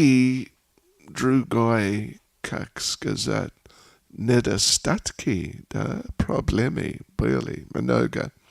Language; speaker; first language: Russian; non-native, learner; English